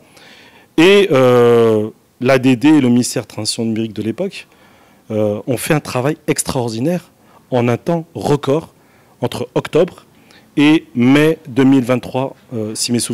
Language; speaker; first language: French; non-native, local second language; Arabic